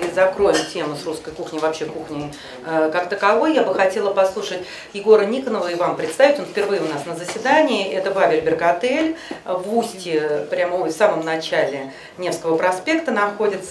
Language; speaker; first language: Russian; native; Russian